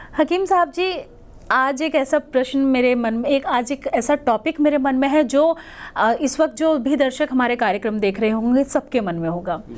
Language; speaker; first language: Hindi; native; Hindi